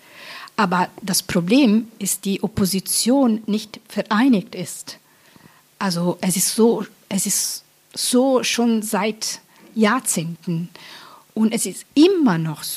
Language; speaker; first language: German; non-native, fluent; Italian